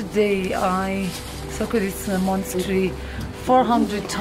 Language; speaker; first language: English; non-native, learner; Tibetan